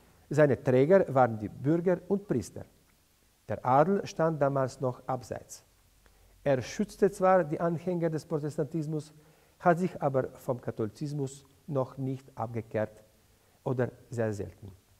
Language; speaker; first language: German; non-native, fluent; Slovenian